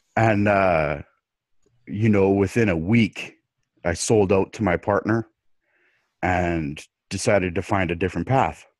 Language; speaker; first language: English; native; English